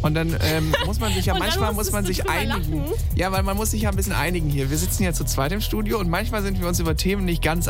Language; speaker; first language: German; native; German